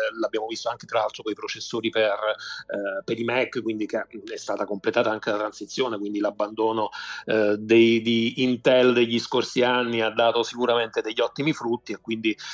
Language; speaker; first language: Italian; native; Italian